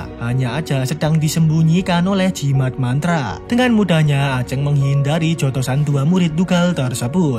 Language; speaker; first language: Indonesian; native; Indonesian